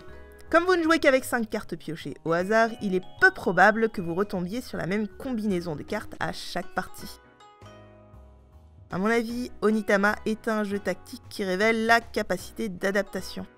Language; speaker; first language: French; native; French